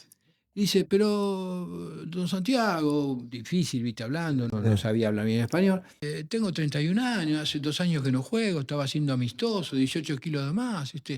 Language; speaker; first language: Spanish; native; Spanish